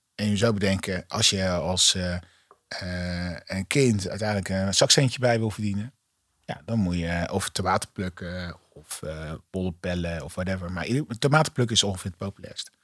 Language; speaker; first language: Dutch; native; Dutch